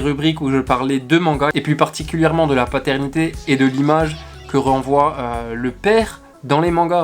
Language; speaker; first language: French; native; French